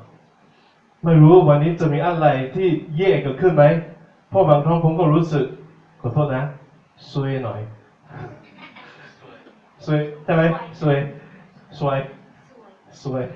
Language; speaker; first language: Thai; non-native, fluent; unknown